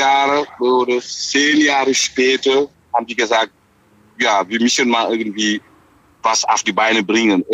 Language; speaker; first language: German; non-native, fluent; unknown